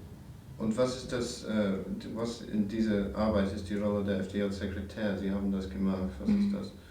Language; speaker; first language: German; non-native, learner; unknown